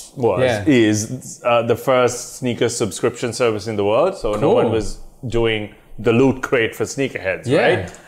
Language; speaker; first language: English; non-native, local second language; Sinhala